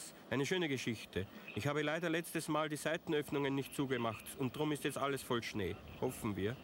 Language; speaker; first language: German; native; German